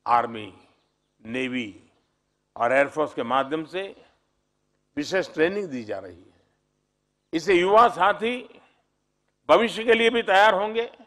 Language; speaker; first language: Hindi; native; Hindi